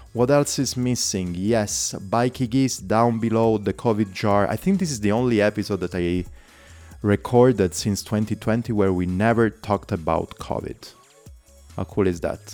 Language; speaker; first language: English; non-native, fluent; Italian